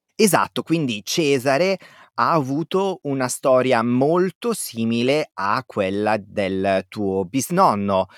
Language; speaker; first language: Italian; native; Italian